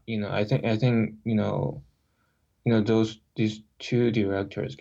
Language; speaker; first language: English; non-native, fluent; Chinese